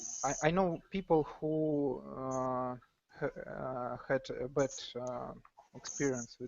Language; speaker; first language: English; non-native, learner; Russian